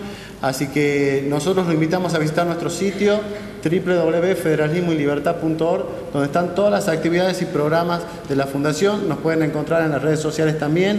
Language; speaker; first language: Spanish; native; Spanish